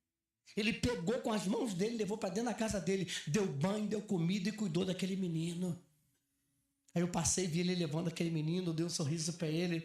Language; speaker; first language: Portuguese; native; Portuguese